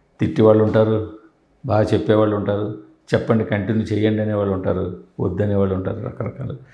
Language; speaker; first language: Telugu; native; Telugu